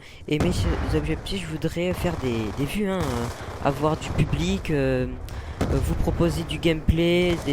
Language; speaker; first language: French; native; French